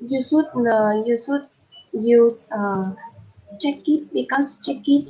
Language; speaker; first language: English; non-native, learner; Vietnamese